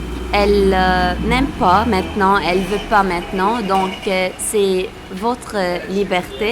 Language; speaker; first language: French; non-native, local second language; Arabic